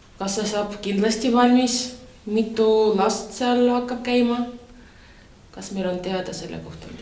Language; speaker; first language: Estonian; non-native, local second language; Russian